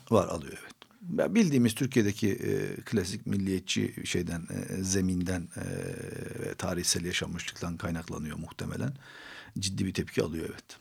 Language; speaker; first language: Turkish; non-native, local second language; Armenian